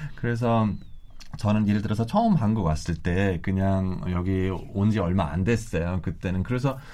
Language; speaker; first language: Korean; non-native, fluent; German